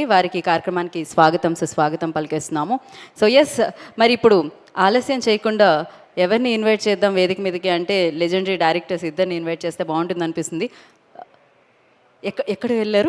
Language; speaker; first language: Telugu; native; Telugu